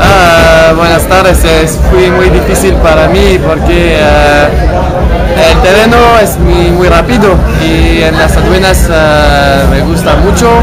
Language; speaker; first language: Spanish; non-native, learner; French